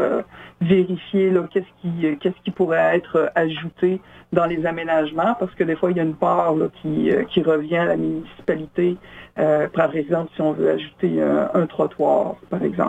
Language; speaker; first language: French; native; French